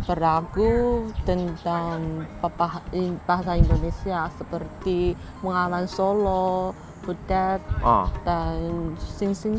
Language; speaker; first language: Indonesian; non-native, learner; Chinese